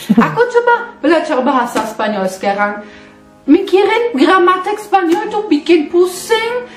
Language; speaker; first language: Indonesian; non-native, fluent; German